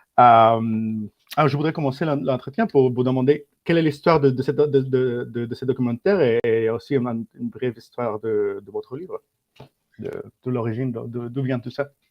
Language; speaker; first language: French; non-native, learner; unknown